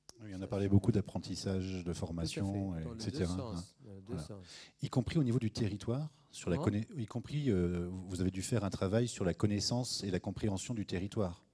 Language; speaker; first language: French; native; French